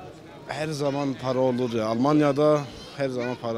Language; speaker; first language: Turkish; early bilingual, other home language; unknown